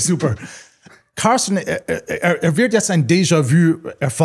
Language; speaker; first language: German; non-native, fluent; English